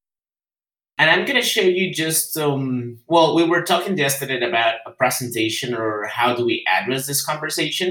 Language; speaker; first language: English; non-native, fluent; Spanish